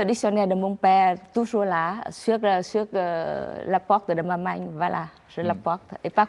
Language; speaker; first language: French; non-native, learner; Vietnamese